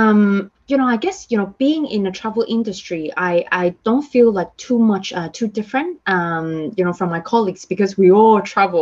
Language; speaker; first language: English; non-native, local second language; Cantonese